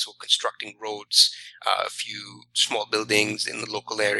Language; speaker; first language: English; non-native, local second language; Punjabi